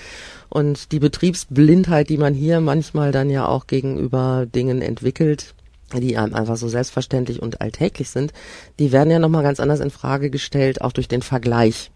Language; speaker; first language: German; native; German